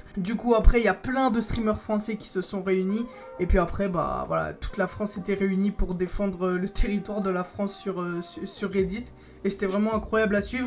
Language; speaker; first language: French; native; French